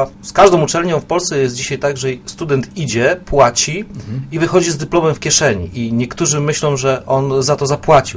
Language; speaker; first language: Polish; native; Polish